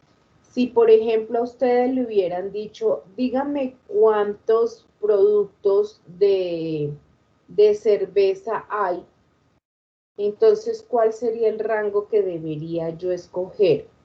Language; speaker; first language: Spanish; native; Spanish